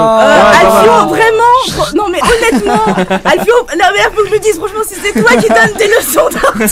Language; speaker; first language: French; native; French